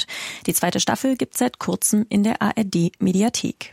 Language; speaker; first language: German; native; German